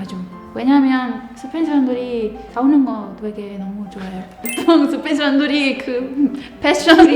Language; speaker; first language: Korean; non-native, learner; Spanish